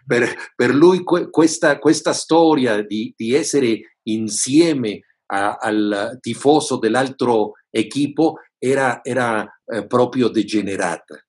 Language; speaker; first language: Italian; non-native, fluent; Spanish